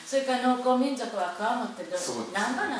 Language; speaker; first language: Japanese; native; Japanese